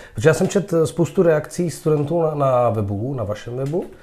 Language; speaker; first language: Czech; native; Czech